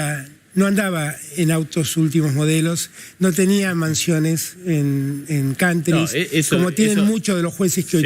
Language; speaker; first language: Spanish; native; Spanish